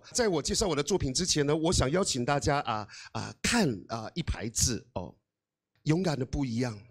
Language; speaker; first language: Chinese; non-native, local second language; Amis